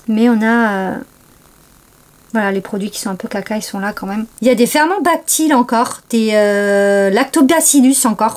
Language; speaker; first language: French; native; French